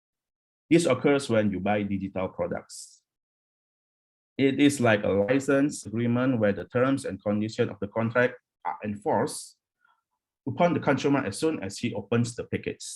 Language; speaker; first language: English; non-native, fluent; Indonesian